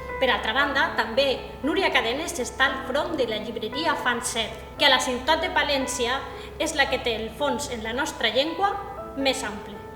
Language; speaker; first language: Catalan; native; Catalan